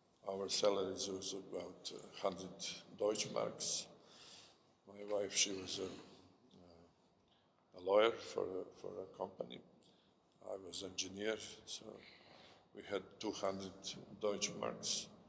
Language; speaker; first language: English; non-native, fluent; Serbian